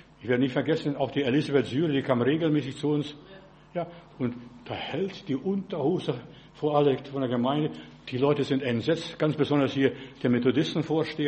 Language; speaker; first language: German; non-native, fluent; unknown